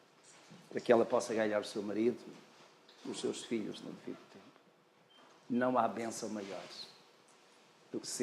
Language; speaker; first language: Portuguese; native; Portuguese